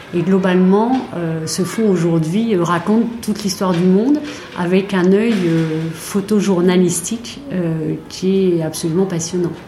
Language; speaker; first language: French; native; French